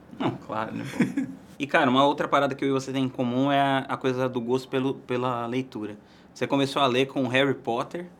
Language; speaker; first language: Portuguese; native; Portuguese